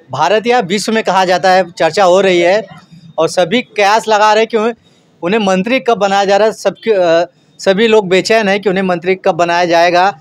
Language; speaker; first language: Hindi; native; Hindi